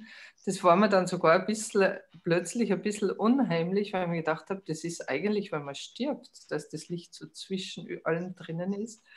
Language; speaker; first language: German; native; German